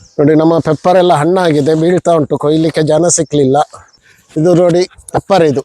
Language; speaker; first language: Kannada; non-native, local second language; Tulu